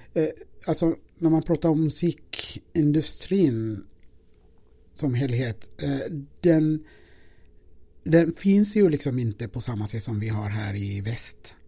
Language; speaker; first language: Swedish; non-native, fluent; Amharic